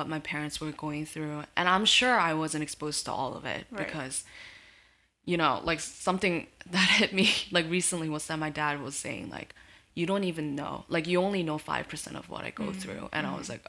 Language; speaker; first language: English; early bilingual, other home language; Korean